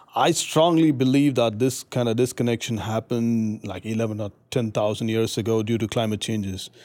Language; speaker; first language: English; non-native, local second language; Tamil